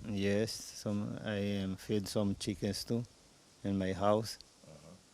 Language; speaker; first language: English; non-native, local second language; Spanish